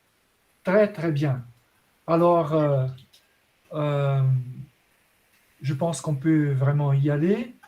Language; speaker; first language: French; non-native, fluent; Portuguese